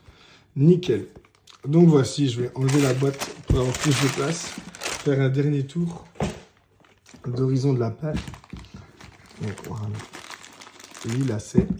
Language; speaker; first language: French; native; French